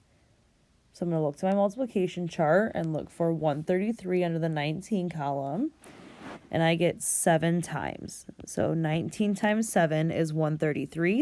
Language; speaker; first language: English; native; English